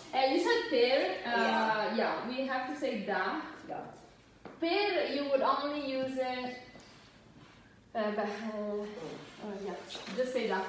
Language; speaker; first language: English; non-native, fluent; Italian